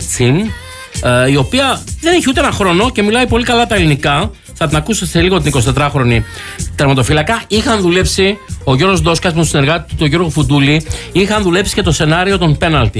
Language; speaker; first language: Greek; native; Greek